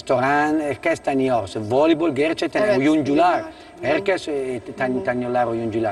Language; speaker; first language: Turkish; non-native, learner; Italian